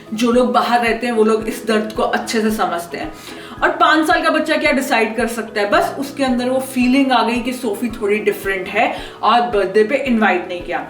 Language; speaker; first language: Hindi; native; Hindi